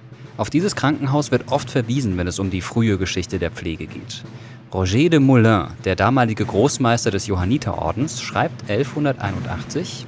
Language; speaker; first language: German; native; German